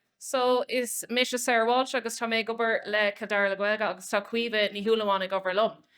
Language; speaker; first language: Irish; non-native, local second language; English